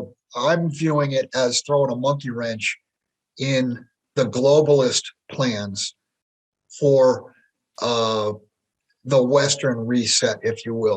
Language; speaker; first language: English; native; English